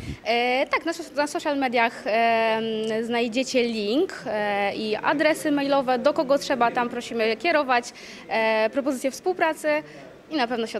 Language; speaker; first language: Polish; native; Polish